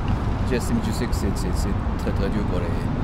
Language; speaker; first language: French; non-native, fluent; Japanese